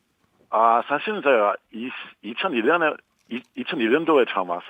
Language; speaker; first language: Korean; non-native, fluent; English